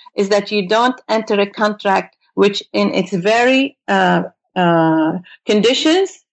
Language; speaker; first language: English; non-native, fluent; Arabic